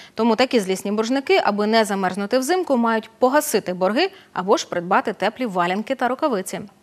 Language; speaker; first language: Ukrainian; native; Ukrainian